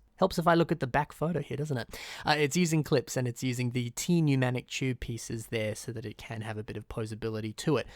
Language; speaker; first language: English; native; English